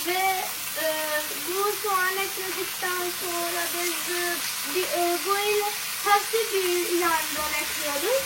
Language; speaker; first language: Turkish; non-native, learner; Urdu